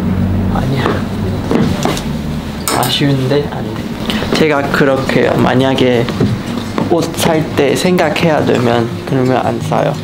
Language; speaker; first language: Korean; non-native, fluent; Chinese